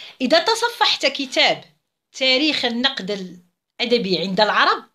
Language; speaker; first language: Arabic; native; Arabic